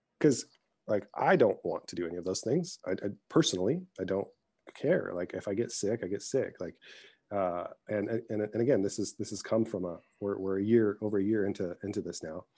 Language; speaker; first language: English; early bilingual, other home language; Arabic